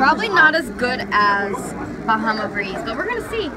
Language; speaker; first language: English; native; English